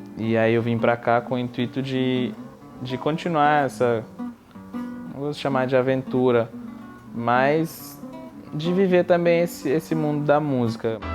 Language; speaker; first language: Portuguese; non-native, local second language; Kabuverdianu